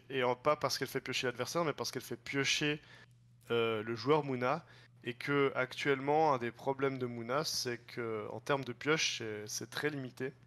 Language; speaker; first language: French; native; French